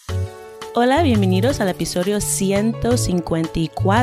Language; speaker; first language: Spanish; non-native, fluent; English